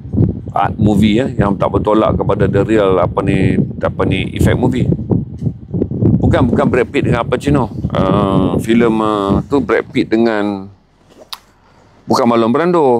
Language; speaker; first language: Malay; native; Malay